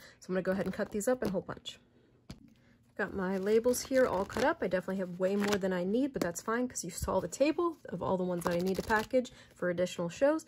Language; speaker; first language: English; native; English